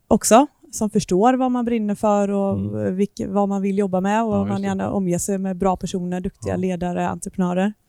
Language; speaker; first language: Swedish; native; Swedish